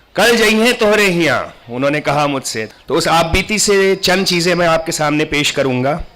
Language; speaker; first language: Urdu; native; Urdu